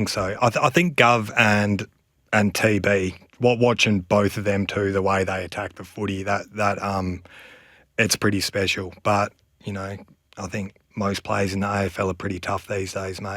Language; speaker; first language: English; native; English